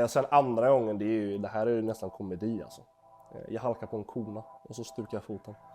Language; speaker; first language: Swedish; native; Swedish